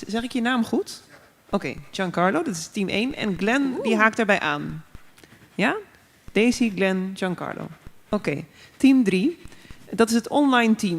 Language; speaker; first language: Dutch; native; Dutch